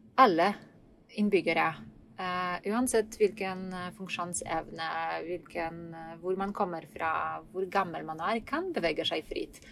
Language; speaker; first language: Norwegian; non-native, fluent; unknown